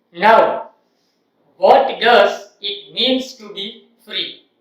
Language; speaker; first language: English; non-native, local second language; Gujarati